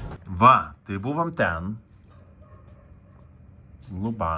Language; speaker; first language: Lithuanian; native; Lithuanian